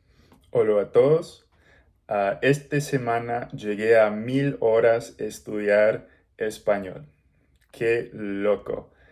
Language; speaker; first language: Spanish; non-native, learner; English